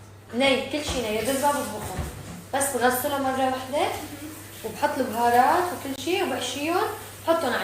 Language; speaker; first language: Arabic; native; Arabic